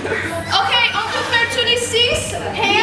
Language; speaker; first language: French; non-native, learner; English